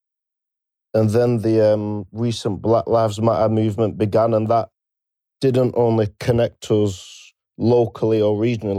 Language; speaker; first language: English; native; English